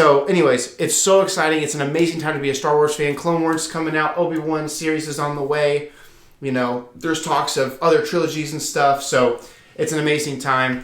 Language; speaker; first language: English; native; English